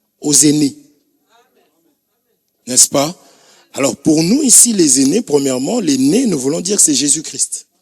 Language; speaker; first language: French; non-native, local second language; Lingala